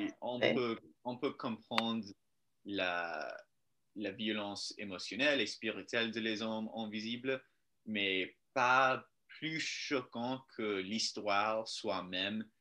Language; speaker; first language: French; non-native, learner; English